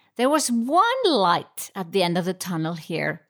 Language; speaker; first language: English; non-native, fluent; Icelandic